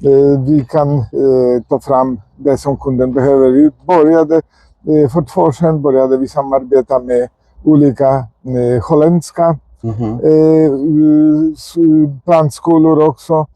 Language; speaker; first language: Swedish; non-native, fluent; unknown